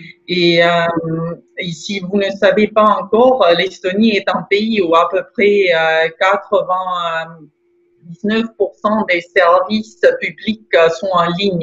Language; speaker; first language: French; non-native, fluent; Estonian